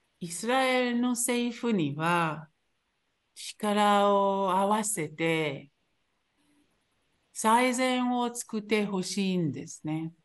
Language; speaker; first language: Japanese; non-native, fluent; Hebrew